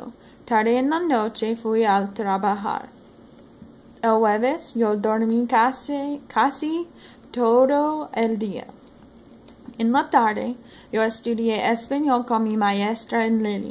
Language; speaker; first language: Spanish; non-native, learner; English